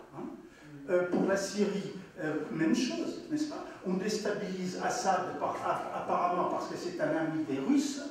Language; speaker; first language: French; native; French